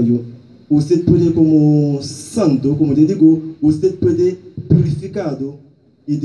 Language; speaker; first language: Spanish; non-native, learner; Haitian Creole